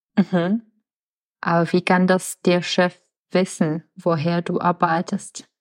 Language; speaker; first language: German; non-native, fluent; Czech